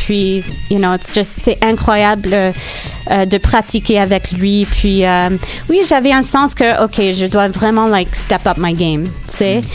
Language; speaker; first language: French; non-native, local second language; English